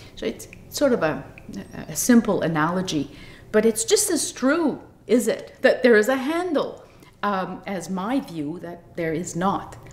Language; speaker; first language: English; native; English